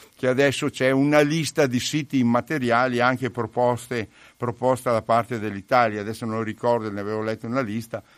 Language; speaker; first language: Italian; native; Italian